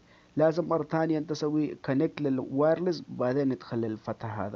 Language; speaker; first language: Arabic; non-native, learner; Urdu